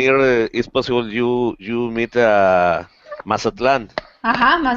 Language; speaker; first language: English; non-native, learner; Spanish